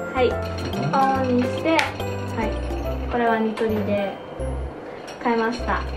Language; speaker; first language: Japanese; non-native, learner; Vietnamese